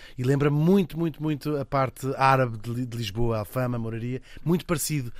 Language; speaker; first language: Portuguese; native; Portuguese